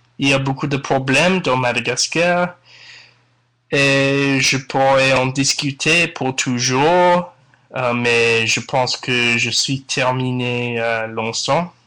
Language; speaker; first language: French; non-native, learner; English